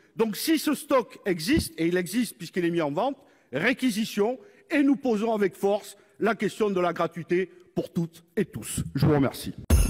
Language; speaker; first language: French; native; French